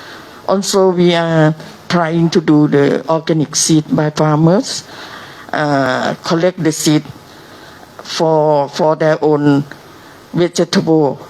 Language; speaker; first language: English; non-native, learner; Thai